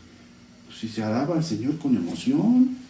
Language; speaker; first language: Spanish; native; Spanish